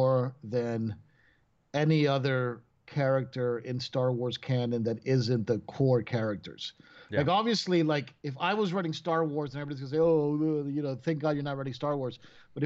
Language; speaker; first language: English; non-native, fluent; Spanish